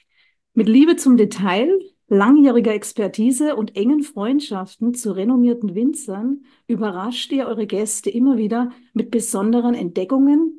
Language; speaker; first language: German; native; German